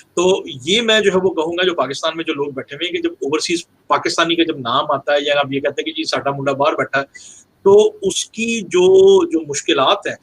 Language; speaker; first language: Urdu; native; Urdu